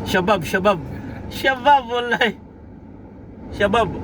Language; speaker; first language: English; non-native, local second language; Arabic